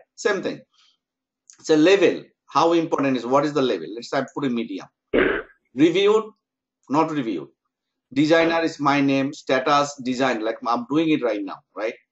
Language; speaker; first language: English; non-native, local second language; Bangla